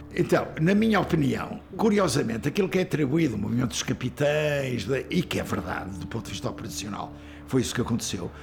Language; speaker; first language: Portuguese; native; Portuguese